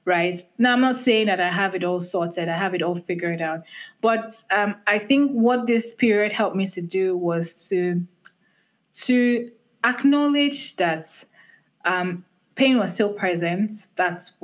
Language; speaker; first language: English; non-native, local second language; Igbo